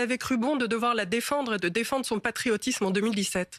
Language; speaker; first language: French; native; French